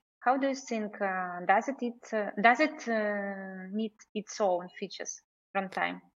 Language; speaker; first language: English; non-native, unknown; Russian